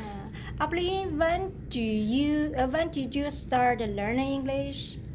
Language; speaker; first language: English; non-native, learner; Chinese